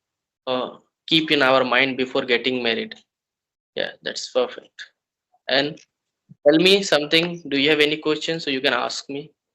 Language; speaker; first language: English; non-native, learner; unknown